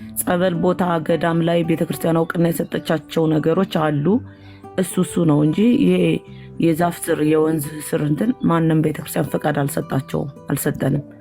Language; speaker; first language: Amharic; native; Amharic